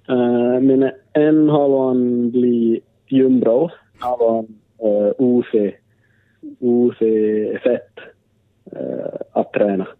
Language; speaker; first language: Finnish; non-native, local second language; Swedish